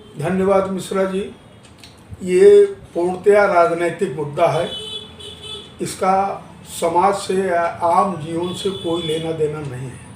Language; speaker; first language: Hindi; non-native, local second language; Marathi